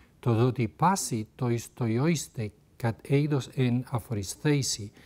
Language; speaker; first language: Greek; non-native, fluent; Spanish